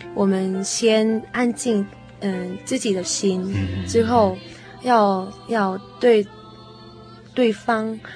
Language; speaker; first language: Chinese; non-native, fluent; Korean